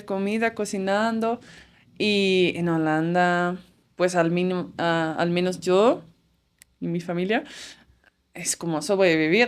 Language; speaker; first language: Spanish; non-native, fluent; Dutch